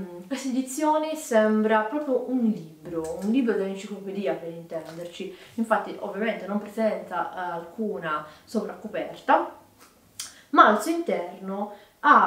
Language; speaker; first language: Italian; native; Italian